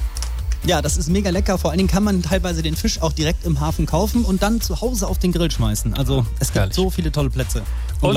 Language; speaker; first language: German; native; German